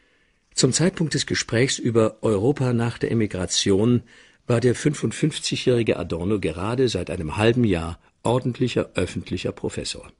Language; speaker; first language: German; native; German